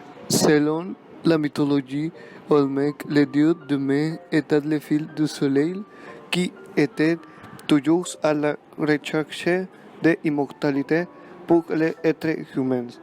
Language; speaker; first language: French; non-native, learner; Spanish